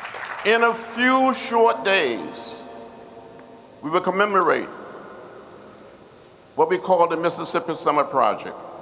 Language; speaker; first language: English; native; English